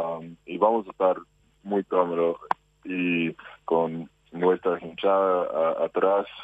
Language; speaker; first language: Spanish; non-native, fluent; English